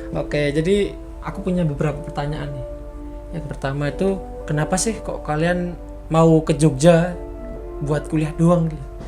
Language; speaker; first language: Indonesian; native; Indonesian